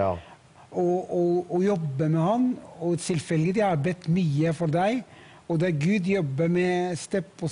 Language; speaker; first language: Swedish; non-native, fluent; Persian